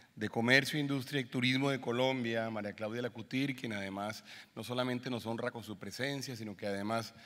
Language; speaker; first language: Spanish; native; Spanish